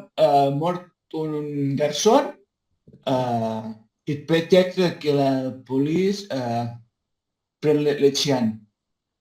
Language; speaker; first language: French; non-native, learner; Spanish